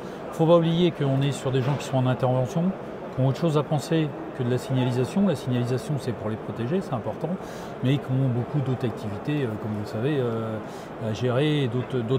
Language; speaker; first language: French; native; French